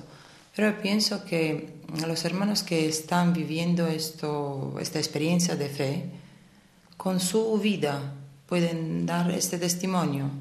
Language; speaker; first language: Spanish; non-native, fluent; Armenian